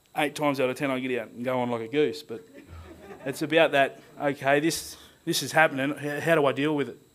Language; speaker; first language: English; native; English